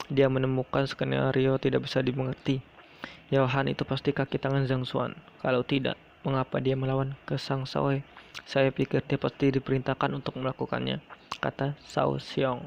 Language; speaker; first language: Indonesian; native; Indonesian